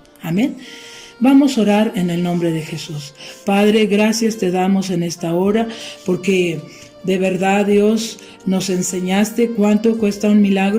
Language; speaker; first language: Spanish; native; Spanish